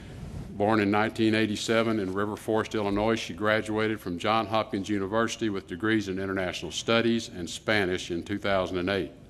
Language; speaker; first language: English; native; English